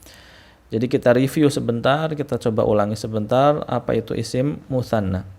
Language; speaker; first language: Indonesian; native; Indonesian